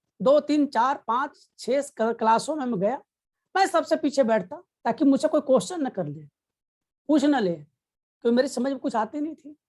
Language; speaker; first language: Hindi; native; Hindi